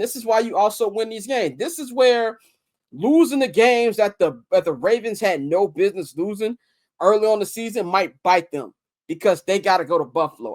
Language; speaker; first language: English; native; English